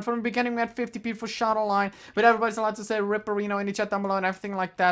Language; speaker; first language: English; native; English